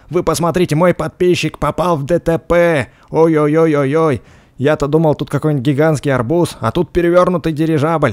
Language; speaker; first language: Russian; native; Russian